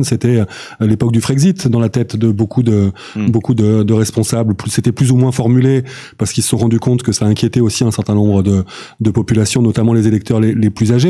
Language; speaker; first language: French; native; French